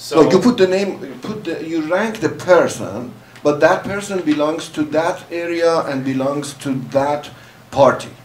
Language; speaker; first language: English; non-native, fluent; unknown